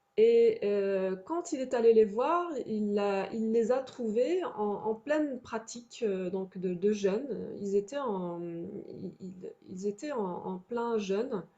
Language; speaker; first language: French; native; French